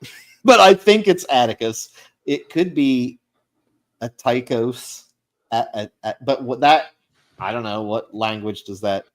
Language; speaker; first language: English; native; English